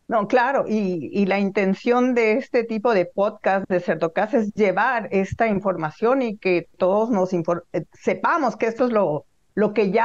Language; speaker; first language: Spanish; native; Spanish